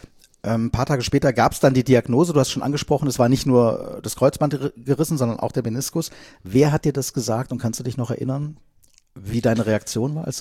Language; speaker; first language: German; native; German